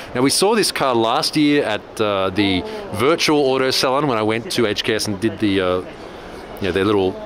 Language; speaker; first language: English; native; English